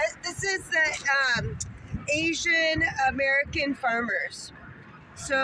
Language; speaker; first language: English; native; English